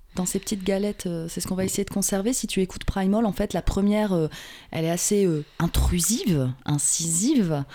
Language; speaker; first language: French; native; French